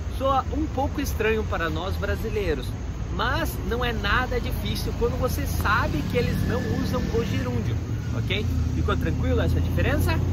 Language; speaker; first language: Portuguese; native; Portuguese